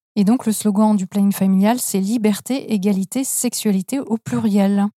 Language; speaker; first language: French; native; French